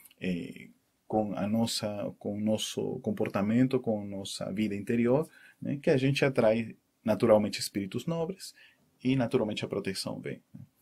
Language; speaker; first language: Portuguese; non-native, fluent; Spanish